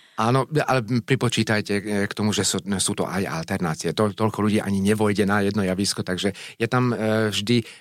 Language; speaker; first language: Slovak; non-native, local second language; Hungarian